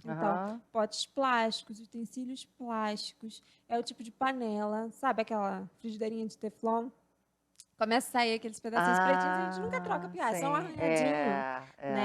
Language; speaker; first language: Portuguese; native; Portuguese